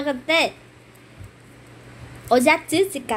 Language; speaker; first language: Japanese; non-native, learner; Vietnamese